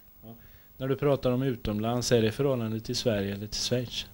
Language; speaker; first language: Swedish; native; Swedish